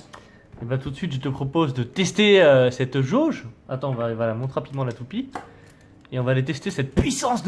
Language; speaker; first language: French; native; French